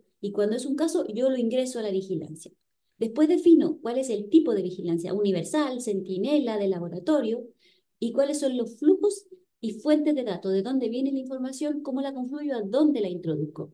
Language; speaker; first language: Spanish; native; Spanish